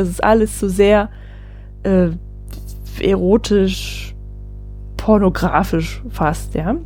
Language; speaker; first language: German; native; German